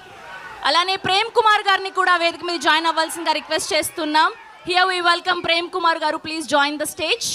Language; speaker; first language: Telugu; native; Telugu